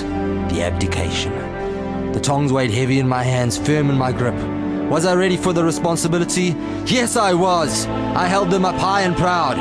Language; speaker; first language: English; native; English